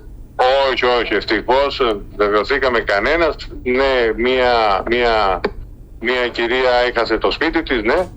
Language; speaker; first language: Greek; early bilingual, heritage; Spanish